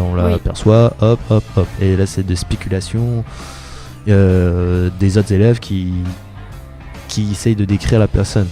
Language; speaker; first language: French; native; French